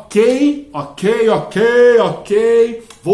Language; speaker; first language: Portuguese; native; Portuguese